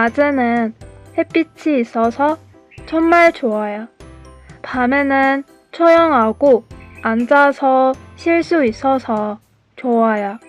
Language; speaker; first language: Korean; non-native, learner; Persian